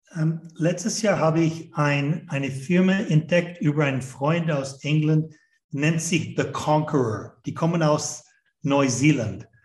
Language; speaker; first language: German; non-native, fluent; English